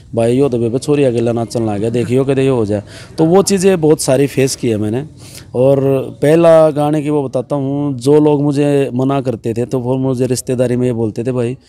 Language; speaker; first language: Hindi; native; Hindi